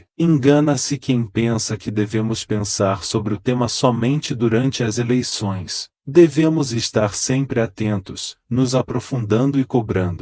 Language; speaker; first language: Portuguese; native; Portuguese